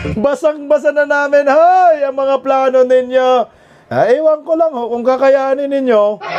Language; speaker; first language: Filipino; non-native, local second language; Cebuano